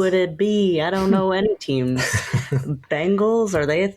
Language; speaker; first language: English; native; English